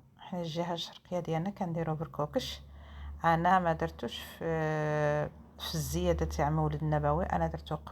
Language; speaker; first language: Arabic; native; Arabic